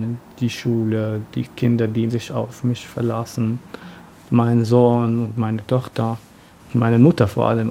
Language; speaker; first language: German; non-native, learner; Arabic